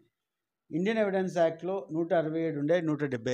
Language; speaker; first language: Telugu; native; Telugu